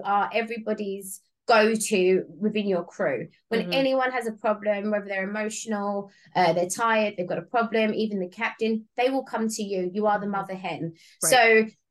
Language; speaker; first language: English; native; English